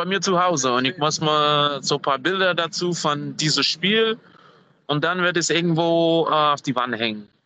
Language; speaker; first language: German; non-native, fluent; English